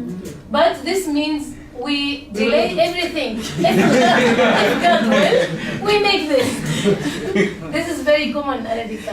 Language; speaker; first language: English; non-native, learner; Arabic